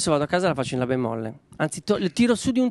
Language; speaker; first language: Italian; native; Italian